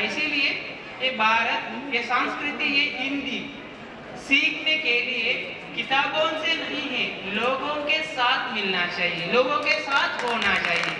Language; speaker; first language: Hindi; non-native, learner; Sinhala